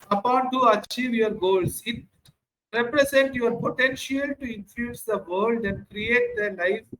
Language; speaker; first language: English; non-native, local second language; Tamil